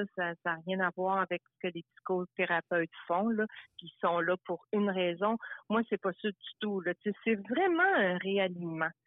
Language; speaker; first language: French; early bilingual, other home language; Italian